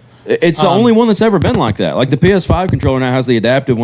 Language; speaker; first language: English; native; English